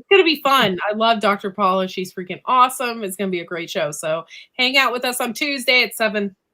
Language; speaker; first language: English; native; English